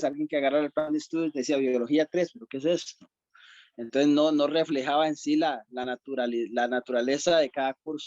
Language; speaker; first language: Spanish; native; Spanish